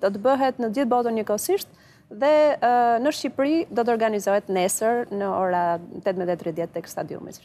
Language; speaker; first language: Albanian; native; Albanian